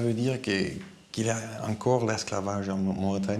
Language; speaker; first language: French; non-native, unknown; Dutch